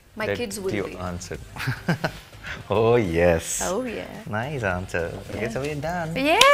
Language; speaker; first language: English; non-native, local second language; Telugu